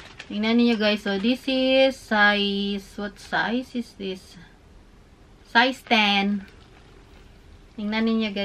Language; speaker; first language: English; non-native, local second language; Filipino